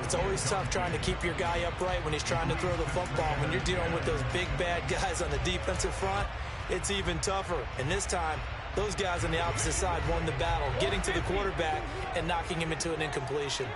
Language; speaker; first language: English; native; English